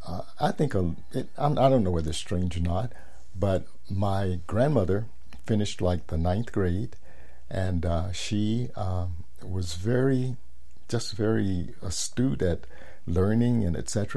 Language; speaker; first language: English; native; English